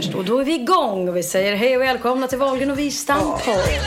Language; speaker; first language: Swedish; native; Swedish